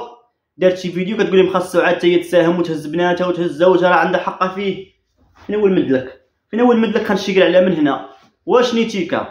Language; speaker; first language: Arabic; native; Arabic